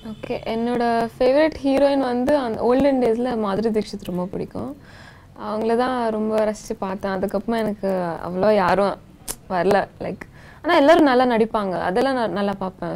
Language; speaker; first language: Tamil; non-native, local second language; Telugu